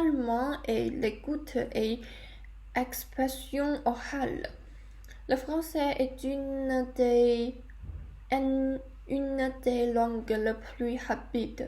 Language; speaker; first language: French; non-native, learner; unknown